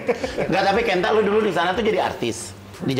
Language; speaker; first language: Indonesian; native; Indonesian